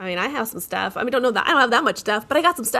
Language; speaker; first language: English; native; English